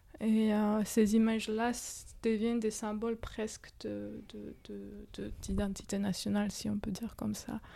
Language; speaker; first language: French; non-native, fluent; Georgian